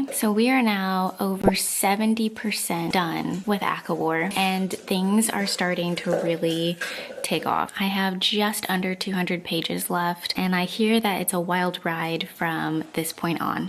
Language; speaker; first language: English; native; English